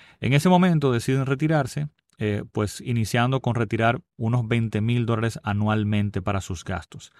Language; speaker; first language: Spanish; native; Spanish